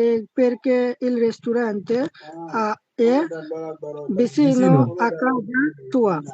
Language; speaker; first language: Italian; non-native, learner; Bangla